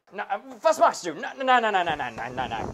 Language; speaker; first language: German; non-native, learner; English